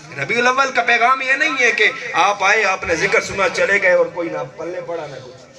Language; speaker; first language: Urdu; non-native, local second language; Punjabi